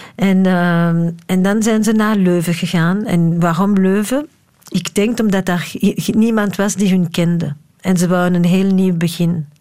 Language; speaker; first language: Dutch; native; Dutch